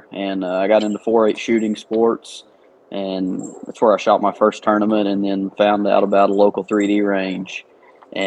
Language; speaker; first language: English; native; English